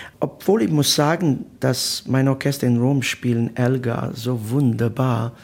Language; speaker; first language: German; non-native, learner; Italian